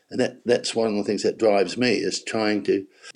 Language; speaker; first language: English; native; English